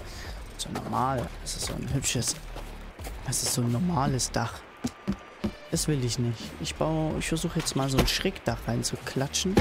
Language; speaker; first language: German; native; German